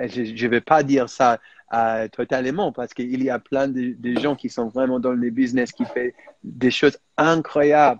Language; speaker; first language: French; non-native, fluent; English